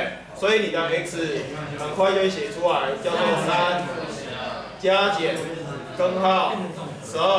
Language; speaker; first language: Chinese; native; Chinese